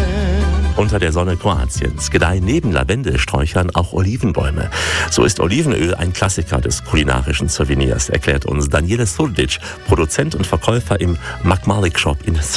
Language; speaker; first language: German; native; German